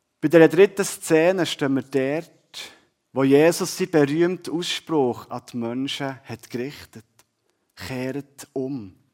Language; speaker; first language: German; native; German